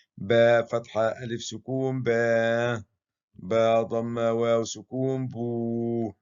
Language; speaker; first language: Arabic; non-native, fluent; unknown